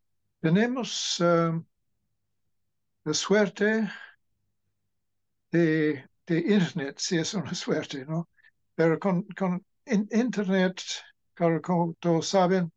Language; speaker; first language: Spanish; non-native, fluent; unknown